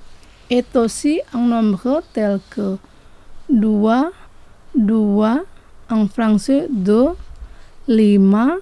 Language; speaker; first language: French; non-native, fluent; Indonesian